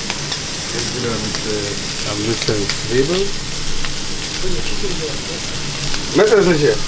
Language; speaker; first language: German; non-native, learner; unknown